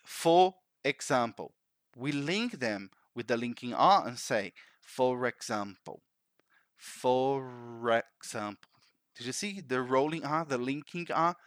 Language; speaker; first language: English; non-native, fluent; Portuguese